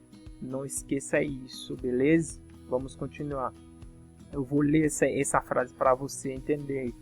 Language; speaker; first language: Portuguese; non-native, fluent; French